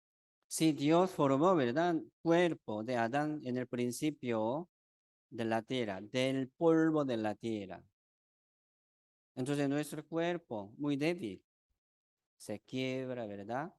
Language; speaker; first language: Spanish; non-native, fluent; Korean